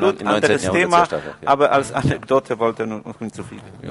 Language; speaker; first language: German; non-native, fluent; Polish